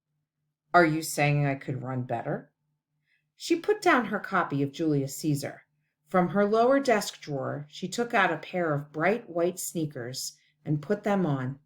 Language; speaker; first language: English; native; English